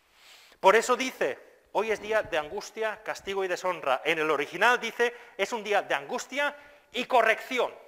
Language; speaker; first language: Spanish; non-native, fluent; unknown